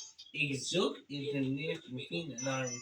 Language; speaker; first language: German; non-native, learner; English